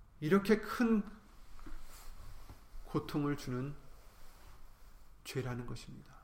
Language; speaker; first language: Korean; native; Korean